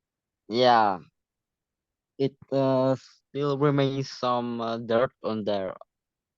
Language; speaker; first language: English; non-native, learner; Vietnamese